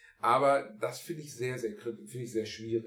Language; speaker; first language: German; native; German